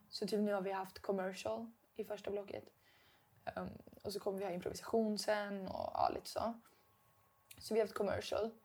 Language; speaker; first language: Swedish; native; Swedish